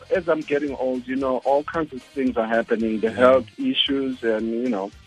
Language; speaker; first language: English; non-native, local second language; Zulu